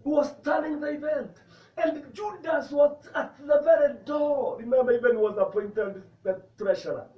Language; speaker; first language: English; non-native, local second language; Swahili